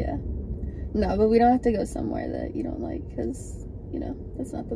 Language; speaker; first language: English; native; English